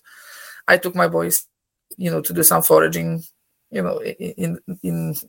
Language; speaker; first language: English; non-native, fluent; Polish